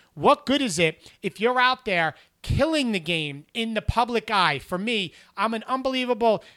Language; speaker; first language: English; native; English